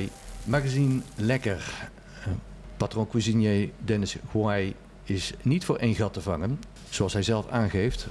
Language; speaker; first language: Dutch; native; Dutch